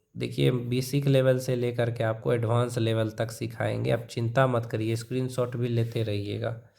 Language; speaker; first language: Hindi; native; Hindi